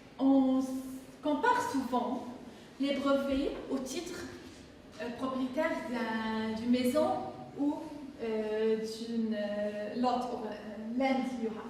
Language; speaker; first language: French; non-native, fluent; English